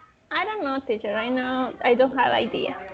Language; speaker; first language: English; non-native, learner; Spanish